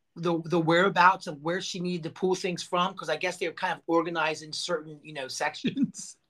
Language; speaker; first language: English; native; English